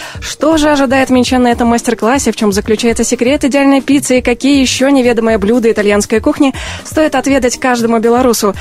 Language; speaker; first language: Russian; native; Russian